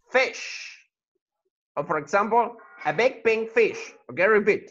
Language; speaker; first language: English; non-native, fluent; Spanish